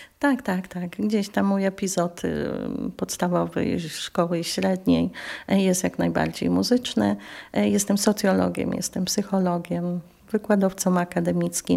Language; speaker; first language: Polish; native; Polish